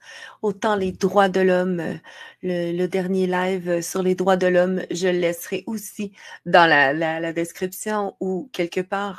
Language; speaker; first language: French; native; French